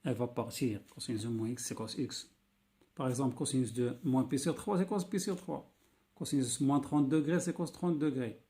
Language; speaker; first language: French; non-native, local second language; Arabic